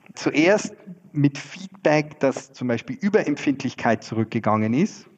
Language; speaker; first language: German; native; German